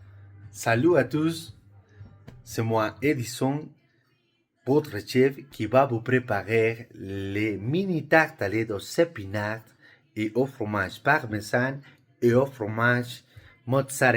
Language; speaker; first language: French; non-native, learner; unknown